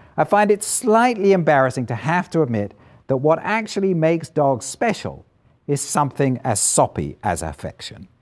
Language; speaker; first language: English; native; English